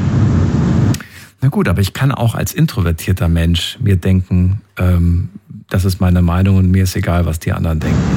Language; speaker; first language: German; native; German